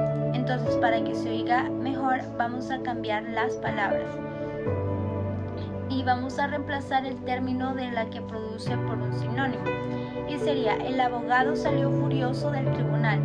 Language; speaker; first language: Spanish; native; Spanish